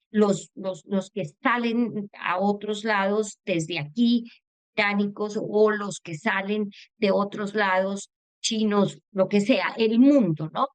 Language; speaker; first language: Spanish; native; Spanish